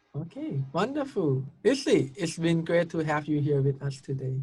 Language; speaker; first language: English; non-native, fluent; Thai